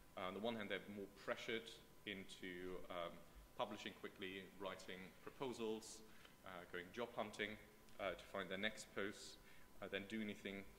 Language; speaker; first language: English; non-native, fluent; German